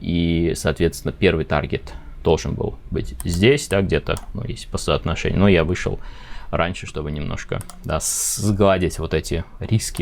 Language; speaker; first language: Russian; native; Russian